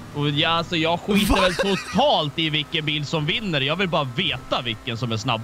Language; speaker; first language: Swedish; native; Swedish